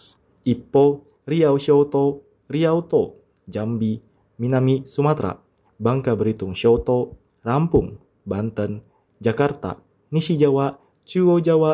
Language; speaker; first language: Japanese; non-native, fluent; Indonesian